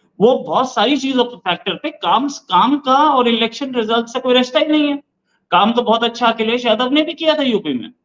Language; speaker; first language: Hindi; native; Hindi